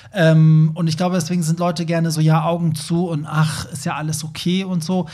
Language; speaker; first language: German; native; German